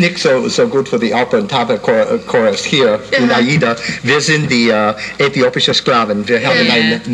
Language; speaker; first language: German; non-native, learner; English